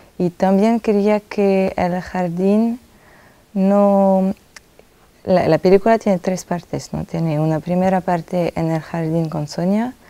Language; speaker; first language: Spanish; non-native, fluent; French